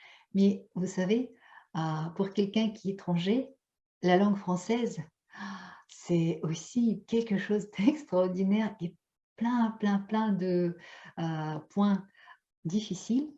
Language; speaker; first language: French; non-native, fluent; Russian